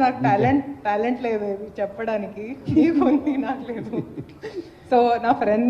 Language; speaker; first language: Telugu; non-native, local second language; Hindi